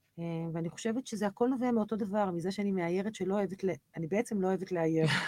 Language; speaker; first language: Hebrew; native; Hebrew